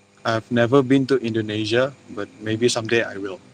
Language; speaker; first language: English; non-native, learner; Malay